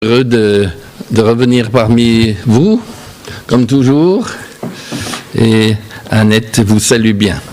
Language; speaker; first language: French; non-native, fluent; English